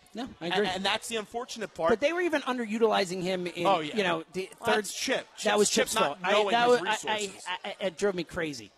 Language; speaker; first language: English; native; English